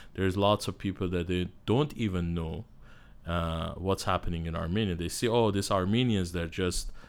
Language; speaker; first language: English; non-native, learner; Armenian